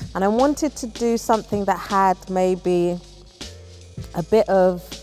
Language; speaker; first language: English; native; English